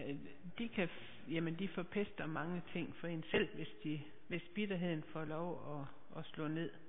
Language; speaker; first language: Danish; native; Danish